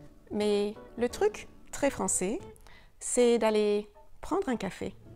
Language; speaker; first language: French; native; French